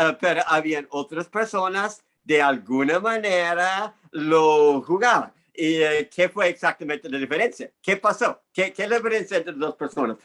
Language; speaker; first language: Spanish; non-native, fluent; English